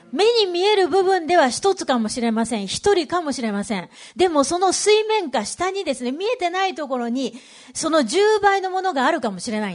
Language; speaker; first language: Japanese; native; Japanese